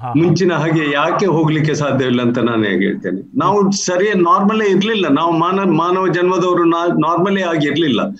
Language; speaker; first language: Kannada; non-native, local second language; Tulu